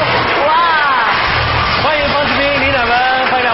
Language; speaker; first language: Chinese; native; Chinese